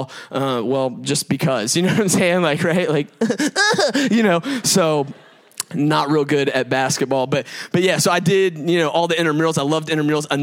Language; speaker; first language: English; native; English